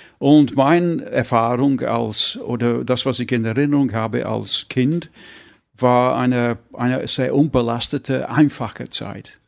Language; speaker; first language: German; non-native, fluent; English